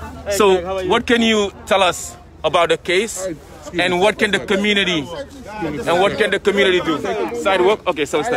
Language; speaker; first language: English; non-native, fluent; Wolof